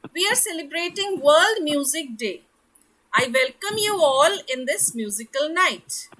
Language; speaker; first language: English; non-native, local second language; Hindi